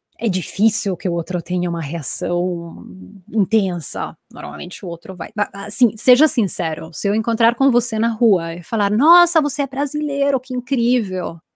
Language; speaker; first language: Portuguese; non-native, fluent; Italian